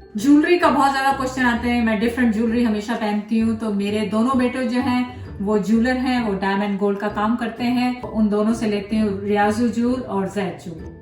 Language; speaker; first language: Urdu; native; Urdu